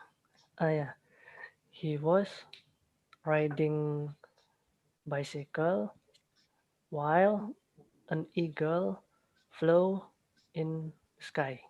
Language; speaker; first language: English; non-native, learner; Indonesian